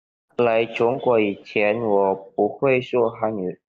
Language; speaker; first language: Chinese; non-native, learner; Indonesian